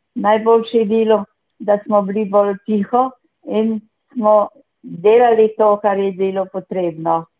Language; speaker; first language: Slovenian; native; Slovenian